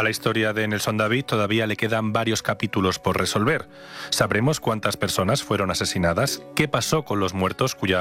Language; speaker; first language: Spanish; native; Spanish